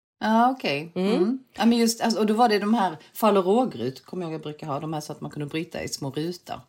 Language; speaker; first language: Swedish; early bilingual, other home language; Korean